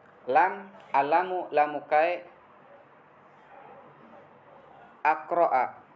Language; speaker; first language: Arabic; non-native, fluent; Indonesian